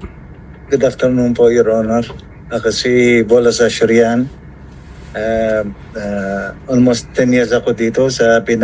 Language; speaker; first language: Filipino; non-native, fluent; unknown